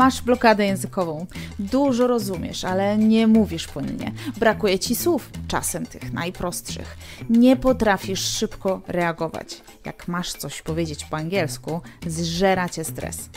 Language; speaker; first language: Polish; native; Polish